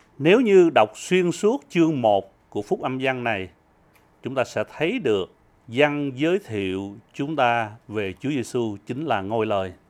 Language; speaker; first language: Vietnamese; early bilingual, heritage; Vietnamese